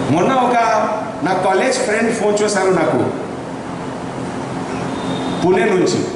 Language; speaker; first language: Telugu; non-native, fluent; Hindi